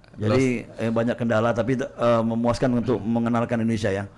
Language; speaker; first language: Indonesian; native; Indonesian